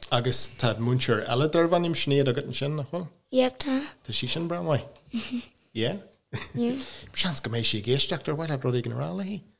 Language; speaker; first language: Irish; non-native, local second language; English